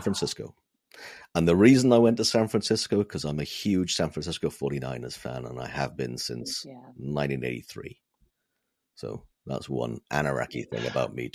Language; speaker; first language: English; non-native, local second language; Welsh